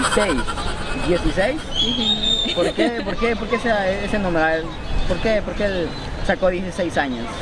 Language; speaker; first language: Spanish; native; Spanish